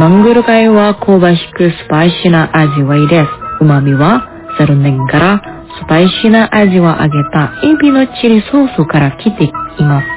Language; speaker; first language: Japanese; non-native, fluent; Indonesian